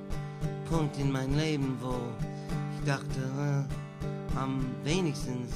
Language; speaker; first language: German; non-native, learner; English